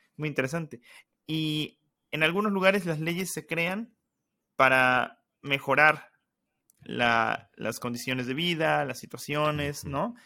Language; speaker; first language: Spanish; native; Spanish